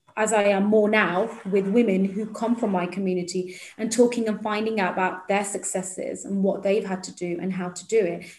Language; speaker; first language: English; native; English